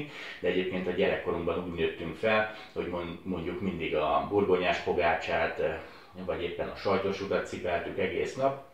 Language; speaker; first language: Hungarian; native; Hungarian